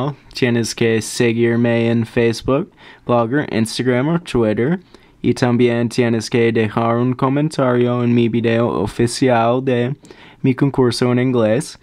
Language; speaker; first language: Spanish; non-native, learner; English